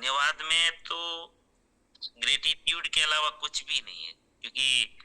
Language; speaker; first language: Hindi; native; Hindi